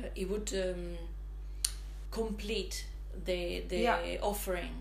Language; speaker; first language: English; non-native, fluent; Italian